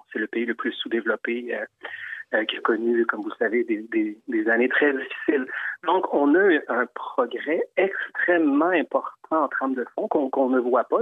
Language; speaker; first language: French; native; French